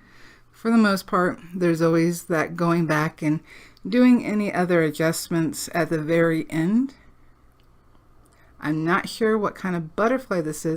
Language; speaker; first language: English; native; English